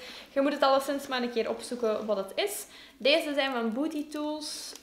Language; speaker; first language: Dutch; native; Dutch